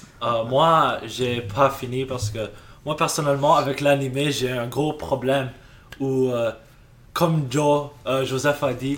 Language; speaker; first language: French; non-native, local second language; English